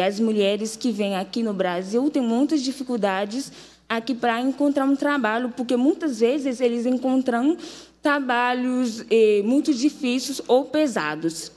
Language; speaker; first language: Portuguese; non-native, fluent; Haitian Creole